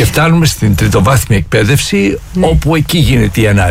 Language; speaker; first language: Greek; native; Greek